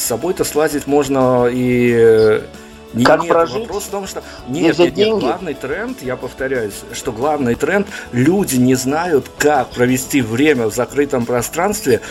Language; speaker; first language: Russian; native; Russian